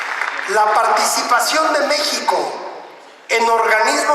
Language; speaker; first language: Spanish; native; Spanish